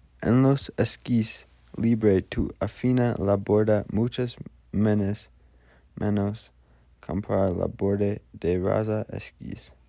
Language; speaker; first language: Spanish; non-native, learner; English